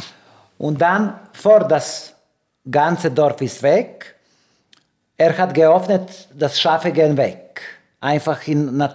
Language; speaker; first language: German; non-native, learner; Serbian